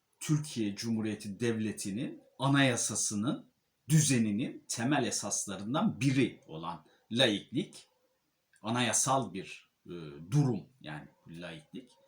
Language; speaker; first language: Turkish; native; Turkish